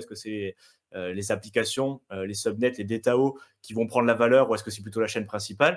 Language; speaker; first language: French; native; French